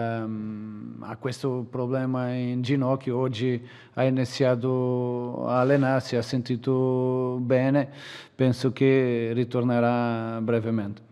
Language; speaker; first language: Italian; non-native, learner; Portuguese